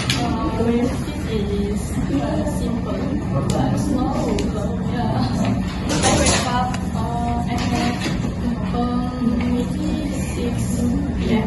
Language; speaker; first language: English; non-native, learner; Indonesian